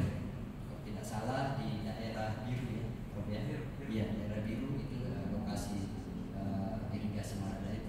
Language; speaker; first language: Indonesian; native; Indonesian